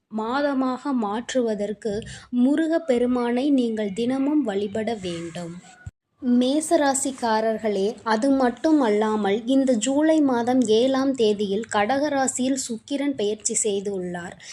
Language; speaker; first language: Tamil; native; Tamil